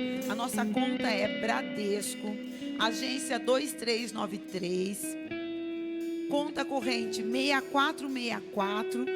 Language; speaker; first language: Portuguese; native; Portuguese